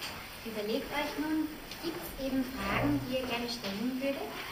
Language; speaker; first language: German; native; German